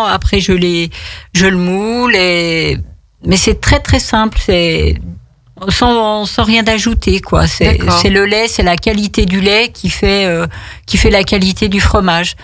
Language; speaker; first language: French; native; French